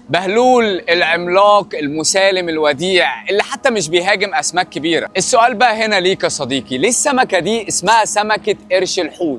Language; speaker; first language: Egyptian Arabic; native; Egyptian Arabic